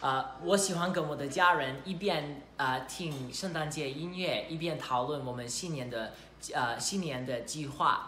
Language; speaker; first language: Chinese; non-native, fluent; English